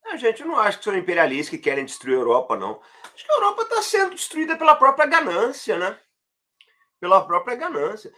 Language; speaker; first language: Portuguese; native; Portuguese